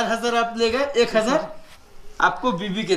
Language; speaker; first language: Hindi; non-native, learner; Bangla